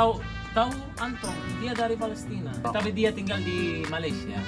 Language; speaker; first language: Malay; non-native, learner; Arabic